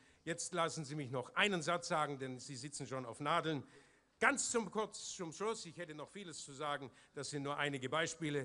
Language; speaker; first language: German; native; German